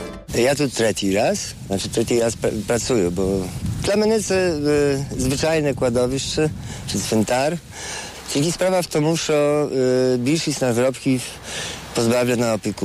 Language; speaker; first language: Ukrainian; non-native, fluent; Polish